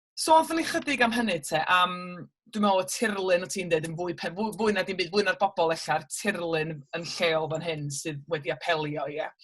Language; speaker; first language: Welsh; native; Welsh